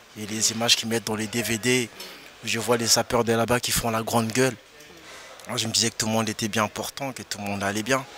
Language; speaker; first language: French; early bilingual, other home language; Lingala